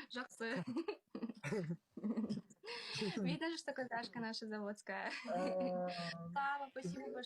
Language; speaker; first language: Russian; non-native, local second language; Kazakh